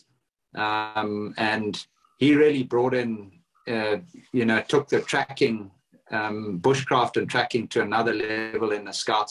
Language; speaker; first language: English; native; English